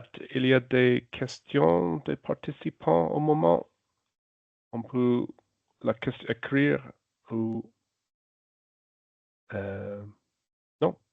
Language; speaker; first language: French; non-native, local second language; German